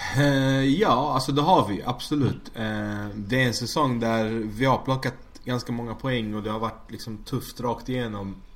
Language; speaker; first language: Swedish; early bilingual, other home language; Arabic